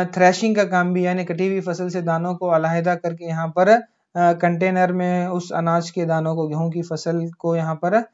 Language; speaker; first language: Urdu; native; Urdu